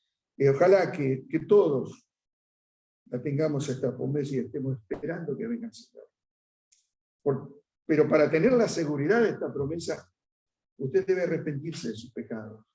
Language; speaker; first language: Spanish; native; Spanish